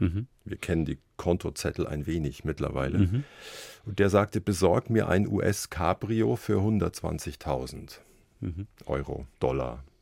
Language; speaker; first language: German; native; German